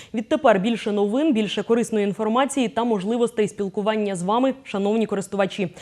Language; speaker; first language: Ukrainian; native; Ukrainian